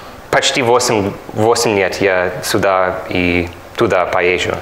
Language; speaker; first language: Russian; non-native, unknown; English